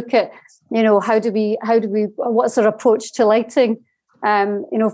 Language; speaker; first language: English; native; English